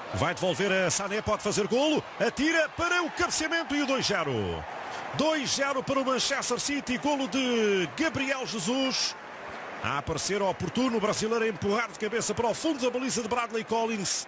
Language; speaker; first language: Portuguese; native; Portuguese